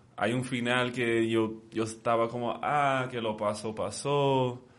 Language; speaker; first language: Spanish; early bilingual, heritage; Spanish